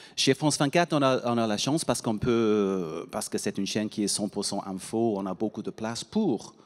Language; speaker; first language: French; non-native, fluent; English